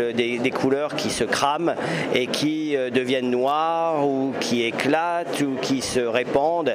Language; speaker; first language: French; native; French